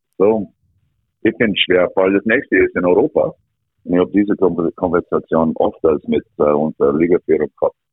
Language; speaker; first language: German; non-native, fluent; English